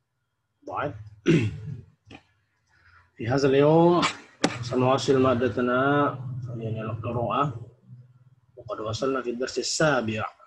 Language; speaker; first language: Arabic; non-native, fluent; Indonesian